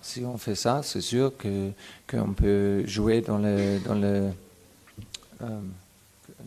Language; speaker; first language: French; non-native, fluent; German